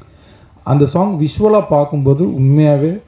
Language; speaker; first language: Tamil; native; Tamil